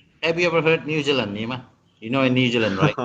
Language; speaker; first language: English; non-native, learner; Indonesian